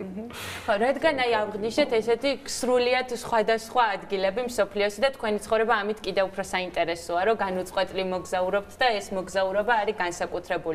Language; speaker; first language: Georgian; native; Georgian